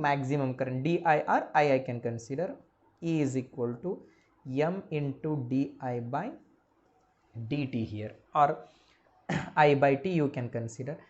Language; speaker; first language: English; non-native, local second language; Kannada